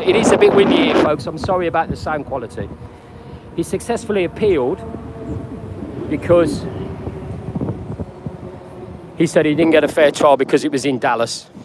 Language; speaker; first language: English; native; English